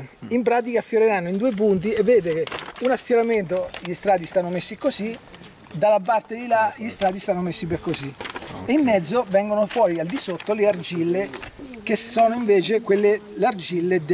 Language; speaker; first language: Italian; native; Italian